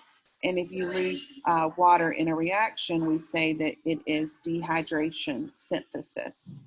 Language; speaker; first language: English; native; English